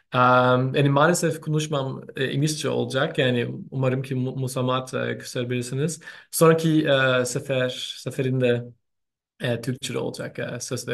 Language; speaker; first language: Turkish; non-native, learner; German